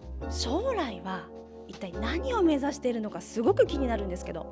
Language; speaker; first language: Japanese; native; Japanese